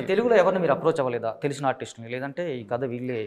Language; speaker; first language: Telugu; native; Telugu